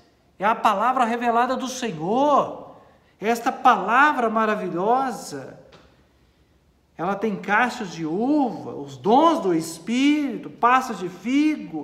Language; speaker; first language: Portuguese; native; Portuguese